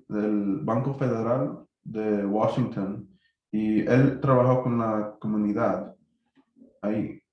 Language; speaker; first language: Spanish; early bilingual, heritage; Spanish